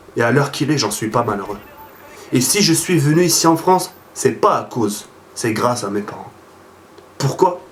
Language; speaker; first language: French; early bilingual, other home language; Arabic